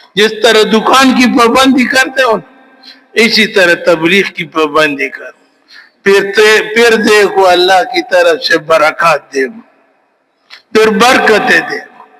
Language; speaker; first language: Urdu; non-native, local second language; Pashto